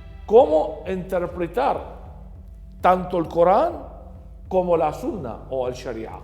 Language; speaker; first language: Spanish; non-native, fluent; Arabic